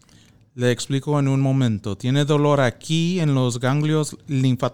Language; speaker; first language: Spanish; non-native, fluent; English